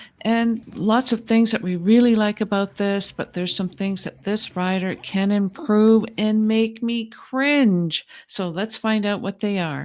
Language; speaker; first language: English; native; English